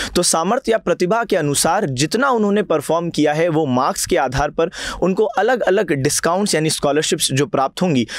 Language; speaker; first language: Hindi; native; Hindi